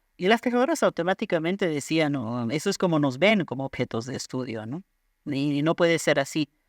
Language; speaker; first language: Spanish; non-native, local second language; Aymara